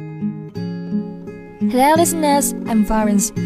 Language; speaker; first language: English; non-native, fluent; Chinese